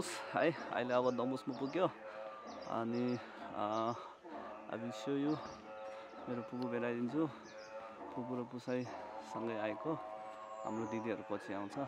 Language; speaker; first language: Nepali; non-native, local second language; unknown